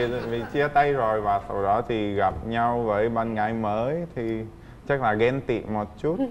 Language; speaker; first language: Vietnamese; non-native, fluent; Czech